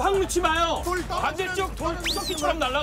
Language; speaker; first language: Korean; native; Korean